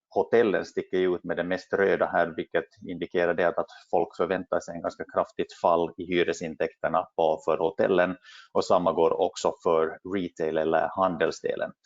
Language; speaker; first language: Swedish; native; Swedish